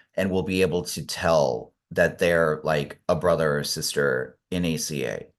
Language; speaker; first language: English; native; English